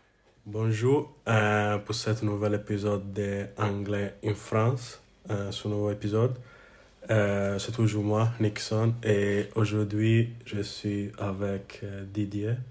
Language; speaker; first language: French; non-native, learner; English